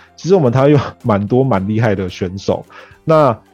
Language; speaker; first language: Chinese; early bilingual, heritage; Chinese